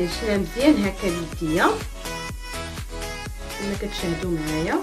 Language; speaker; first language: Arabic; native; Arabic